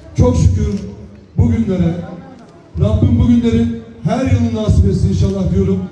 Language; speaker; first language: Turkish; native; Turkish